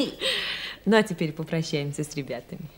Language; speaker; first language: Russian; native; Russian